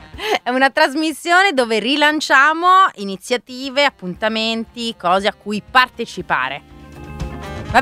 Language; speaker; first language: Italian; native; Italian